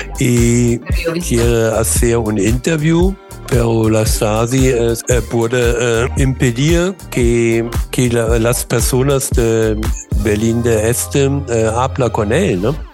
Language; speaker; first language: Spanish; non-native, learner; German